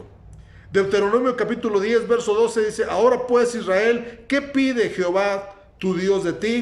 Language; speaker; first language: Spanish; native; Spanish